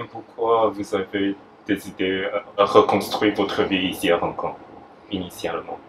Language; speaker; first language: French; non-native, fluent; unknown